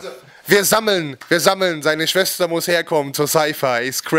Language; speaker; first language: German; native; German